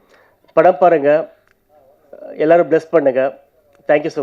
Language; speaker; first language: Tamil; non-native, learner; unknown